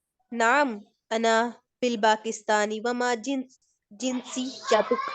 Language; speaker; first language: Arabic; non-native, learner; Urdu